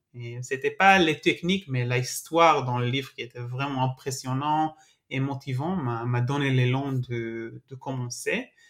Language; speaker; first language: French; non-native, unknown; Hebrew